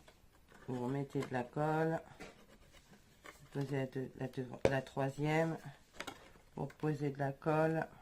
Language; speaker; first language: French; native; French